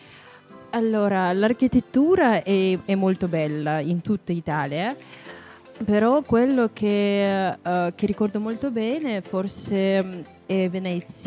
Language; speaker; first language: Italian; non-native, fluent; Russian